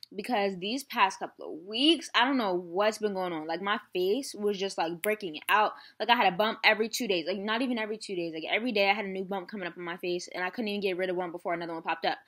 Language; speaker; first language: English; native; English